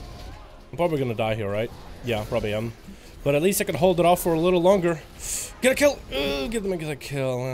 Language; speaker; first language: English; native; English